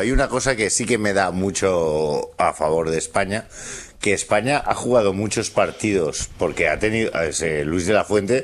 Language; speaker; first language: Spanish; native; Spanish